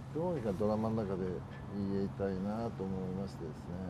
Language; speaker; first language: Japanese; native; Japanese